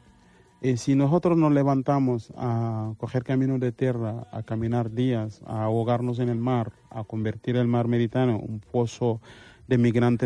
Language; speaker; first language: Spanish; non-native, fluent; Mandingo